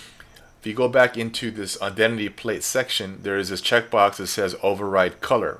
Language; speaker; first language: English; native; English